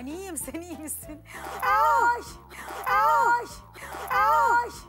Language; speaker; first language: Turkish; native; Turkish